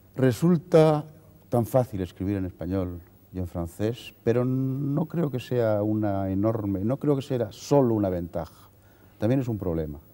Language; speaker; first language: Spanish; native; Spanish